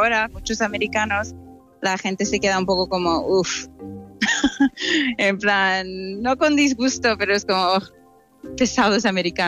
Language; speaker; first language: Spanish; non-native, fluent; English